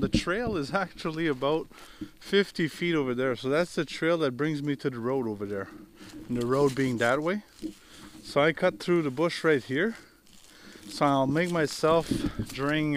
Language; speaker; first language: English; native; English